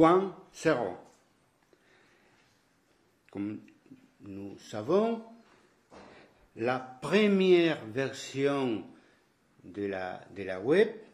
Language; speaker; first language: French; non-native, fluent; Spanish